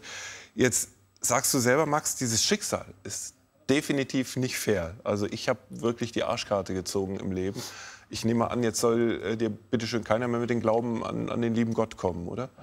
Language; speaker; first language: German; native; German